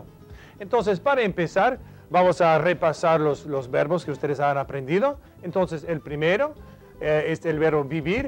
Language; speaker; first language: Spanish; non-native, fluent; English